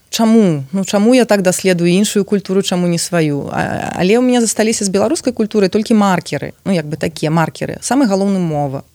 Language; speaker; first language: Belarusian; non-native, local second language; Russian